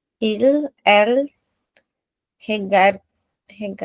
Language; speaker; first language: French; non-native, learner; Portuguese